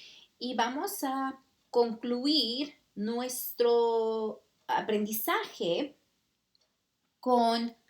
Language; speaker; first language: Spanish; early bilingual, heritage; Spanish